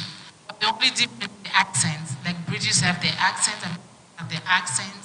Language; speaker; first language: English; non-native, fluent; French